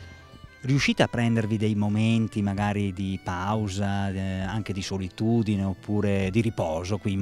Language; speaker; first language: Italian; native; Italian